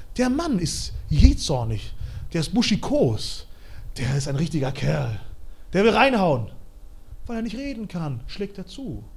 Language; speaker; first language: German; early bilingual, other home language; Russian